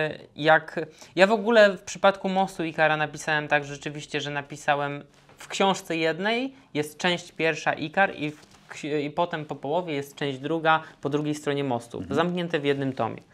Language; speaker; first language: Polish; native; Polish